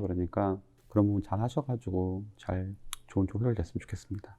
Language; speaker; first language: Korean; native; Korean